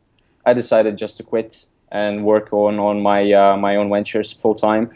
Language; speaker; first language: English; non-native, fluent; Lithuanian